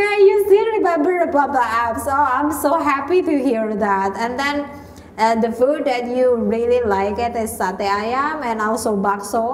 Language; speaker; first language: English; non-native, learner; Indonesian